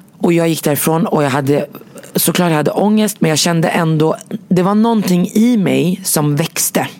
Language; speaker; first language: Swedish; early bilingual, other home language; Arabic